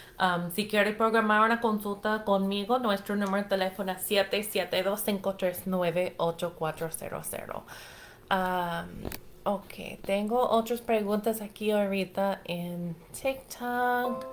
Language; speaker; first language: Spanish; non-native, fluent; English